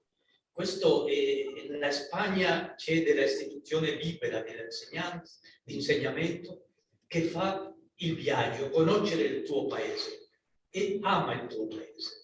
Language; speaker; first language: Italian; non-native, learner; Spanish